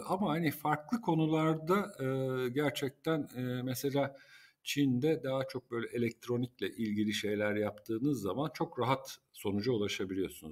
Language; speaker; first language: Turkish; native; Turkish